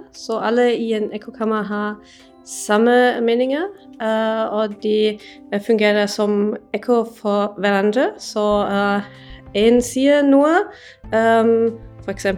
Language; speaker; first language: Norwegian; non-native, fluent; English